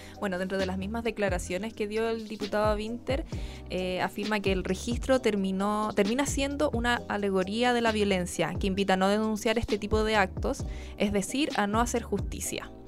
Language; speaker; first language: Spanish; native; Spanish